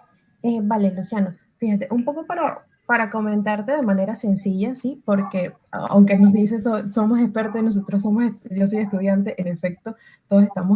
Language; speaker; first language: Spanish; native; Spanish